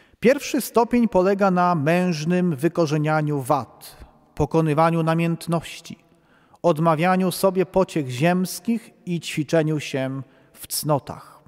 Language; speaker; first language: Polish; native; Polish